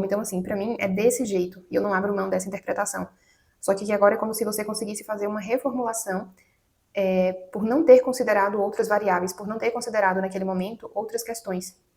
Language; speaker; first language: Portuguese; native; Portuguese